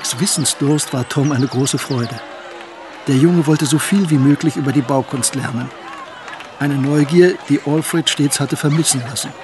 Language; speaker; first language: German; native; German